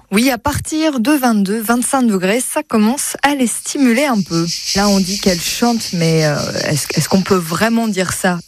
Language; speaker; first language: French; native; French